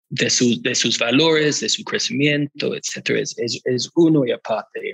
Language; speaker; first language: Spanish; non-native, fluent; English